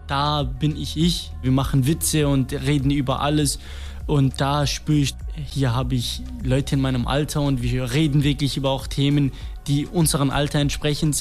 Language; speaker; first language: German; non-native, fluent; Kurdish